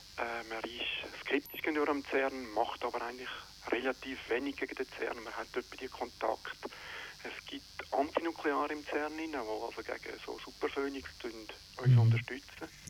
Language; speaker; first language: German; non-native, local second language; French